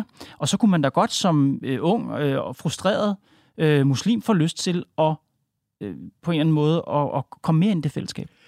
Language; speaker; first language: Danish; native; Danish